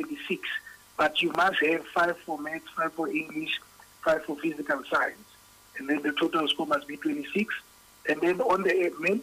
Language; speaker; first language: English; non-native, local second language; Southern Sotho